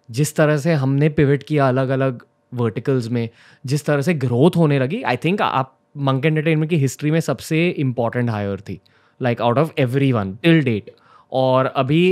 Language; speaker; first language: Hindi; native; Hindi